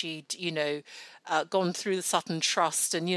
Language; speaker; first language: English; non-native, local second language; Yoruba